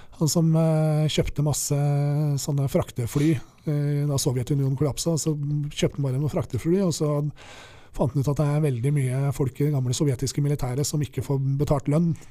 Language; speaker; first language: Norwegian; native; Norwegian